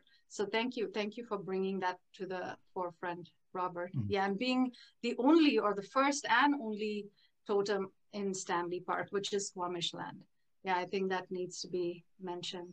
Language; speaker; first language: English; non-native, local second language; Tamil